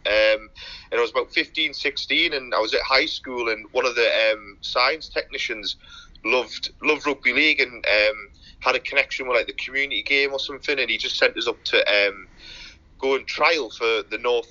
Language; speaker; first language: English; native; English